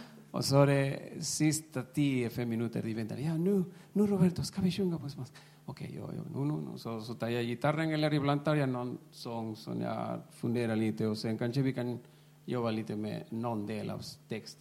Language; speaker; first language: Swedish; non-native, fluent; Spanish